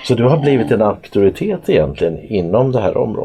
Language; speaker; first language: Swedish; native; Swedish